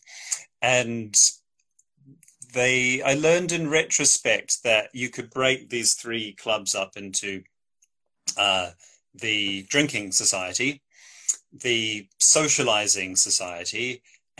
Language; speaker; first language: English; native; English